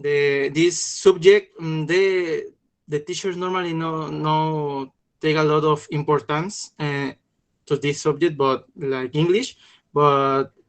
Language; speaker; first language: English; non-native, learner; Spanish